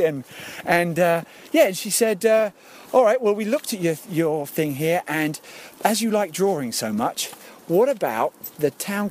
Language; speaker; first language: English; native; English